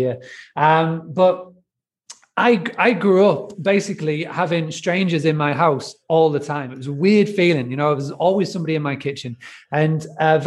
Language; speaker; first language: English; native; English